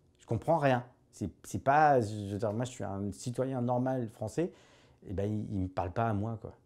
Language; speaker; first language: French; early bilingual, other home language; Morisyen